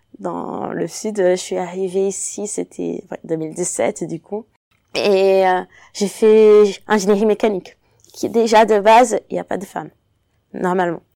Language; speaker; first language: French; non-native, fluent; Portuguese